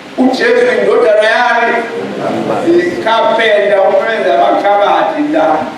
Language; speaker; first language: Zulu; non-native, local second language; Xhosa